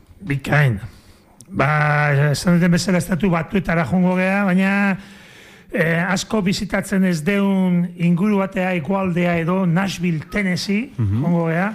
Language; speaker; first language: Basque; native; Basque